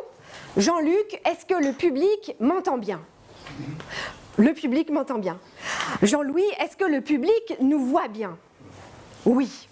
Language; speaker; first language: French; native; French